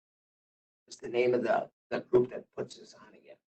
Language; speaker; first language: English; native; English